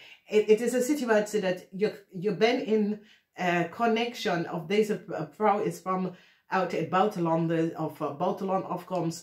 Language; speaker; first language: Dutch; non-native, learner; English